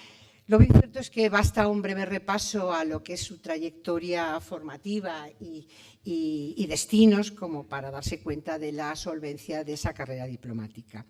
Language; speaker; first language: Spanish; native; Spanish